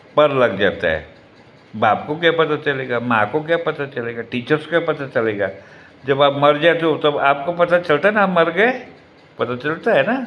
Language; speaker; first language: Hindi; non-native, local second language; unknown